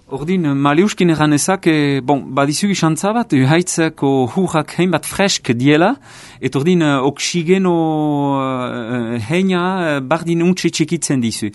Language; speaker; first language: Basque; native; Basque